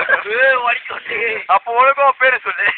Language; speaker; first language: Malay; non-native, local second language; Tamil